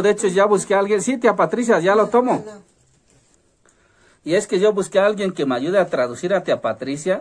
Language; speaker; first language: Spanish; native; Spanish